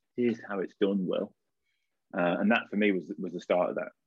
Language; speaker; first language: English; native; English